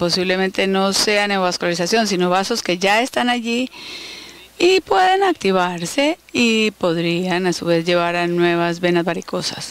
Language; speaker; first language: Spanish; native; Spanish